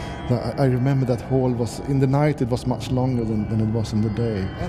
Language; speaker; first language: English; non-native, fluent; Swedish